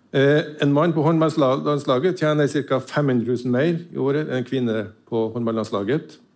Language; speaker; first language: Norwegian; native; Norwegian